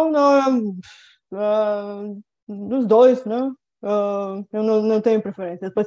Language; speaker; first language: Portuguese; non-native, fluent; Bulgarian